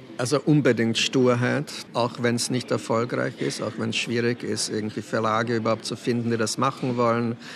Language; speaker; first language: German; early bilingual, other home language; Czech